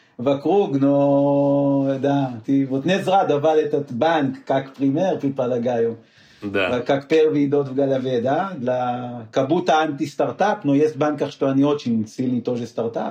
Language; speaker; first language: Russian; non-native, learner; Hebrew